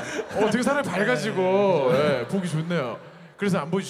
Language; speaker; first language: Korean; native; Korean